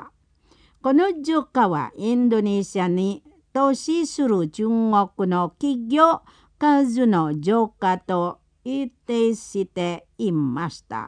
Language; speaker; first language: Japanese; non-native, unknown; Indonesian